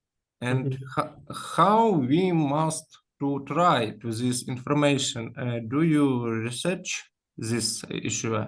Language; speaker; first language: English; non-native, learner; Ukrainian